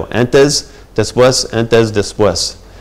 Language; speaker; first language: Spanish; non-native, fluent; English